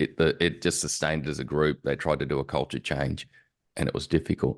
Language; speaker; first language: English; native; English